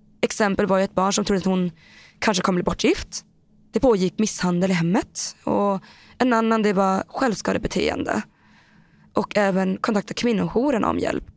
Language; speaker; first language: Swedish; native; Swedish